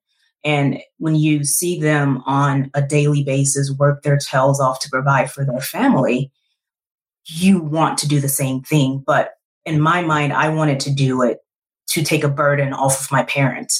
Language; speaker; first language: English; native; English